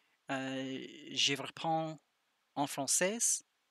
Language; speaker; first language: French; non-native, learner; English